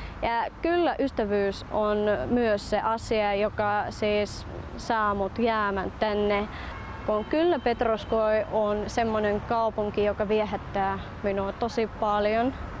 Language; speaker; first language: Finnish; non-native, fluent; Russian